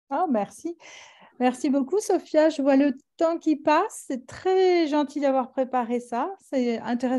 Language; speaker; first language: French; native; French